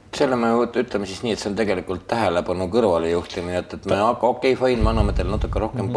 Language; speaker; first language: Estonian; native; Estonian